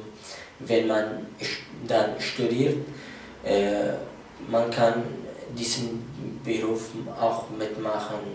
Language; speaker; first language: German; non-native, fluent; Arabic